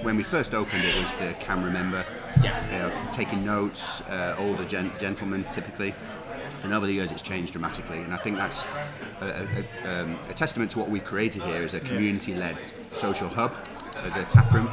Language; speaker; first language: English; native; English